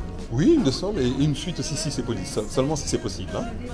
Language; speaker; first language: French; non-native, local second language; Lingala